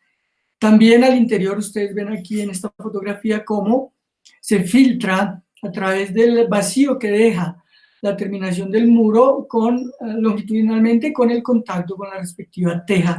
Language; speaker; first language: Spanish; native; Spanish